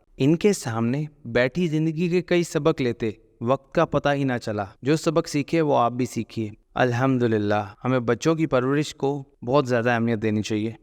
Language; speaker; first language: Urdu; native; Urdu